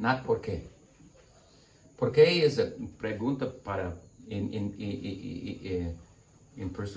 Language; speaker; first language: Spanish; non-native, learner; English